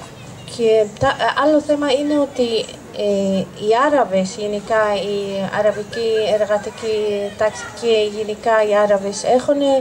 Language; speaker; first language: Greek; non-native, fluent; Arabic